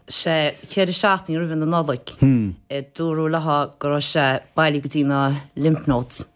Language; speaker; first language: Irish; native; Irish